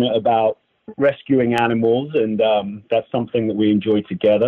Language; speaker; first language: English; native; English